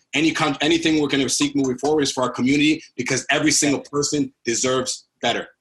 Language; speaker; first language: English; early bilingual, other home language; Spanish